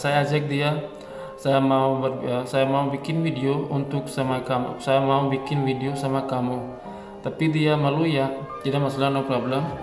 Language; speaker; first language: Indonesian; non-native, learner; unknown